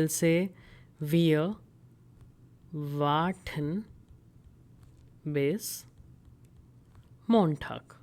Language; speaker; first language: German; non-native, fluent; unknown